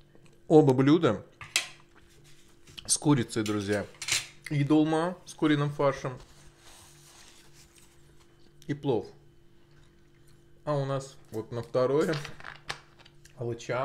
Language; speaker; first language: Russian; non-native, local second language; Azerbaijani